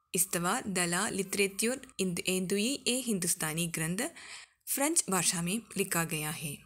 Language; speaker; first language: Hindi; non-native, local second language; Malayalam